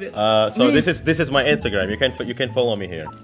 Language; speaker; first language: English; non-native, fluent; Indonesian